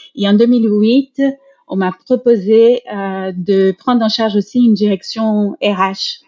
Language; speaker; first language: French; non-native, fluent; Portuguese